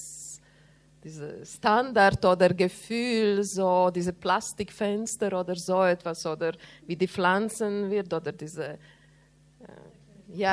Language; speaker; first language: German; non-native, learner; Latvian